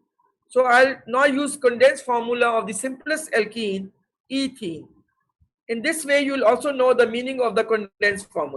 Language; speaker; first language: English; non-native, local second language; Urdu